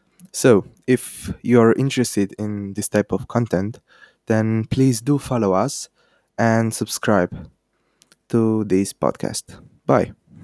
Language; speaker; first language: English; non-native, fluent; Romanian